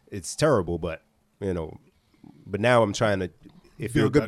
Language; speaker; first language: English; native; English